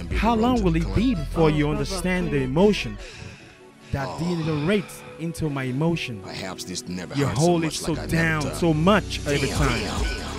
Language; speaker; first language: English; non-native, local second language; Yoruba